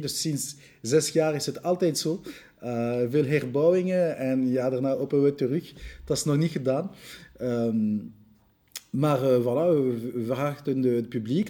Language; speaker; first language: Dutch; non-native, local second language; French